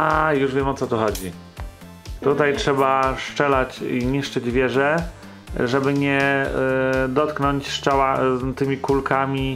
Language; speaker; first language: Polish; native; Polish